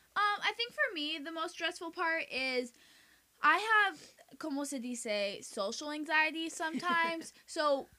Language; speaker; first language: English; early bilingual, other home language; Spanish